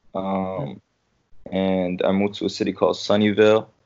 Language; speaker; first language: English; native; English